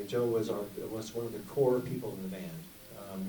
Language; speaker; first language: English; native; English